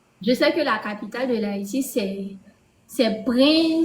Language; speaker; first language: French; native; French